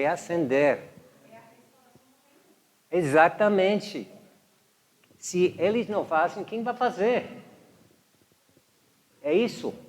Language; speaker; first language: Portuguese; non-native, fluent; English